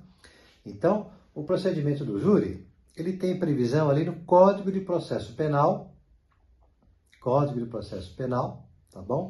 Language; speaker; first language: Portuguese; native; Portuguese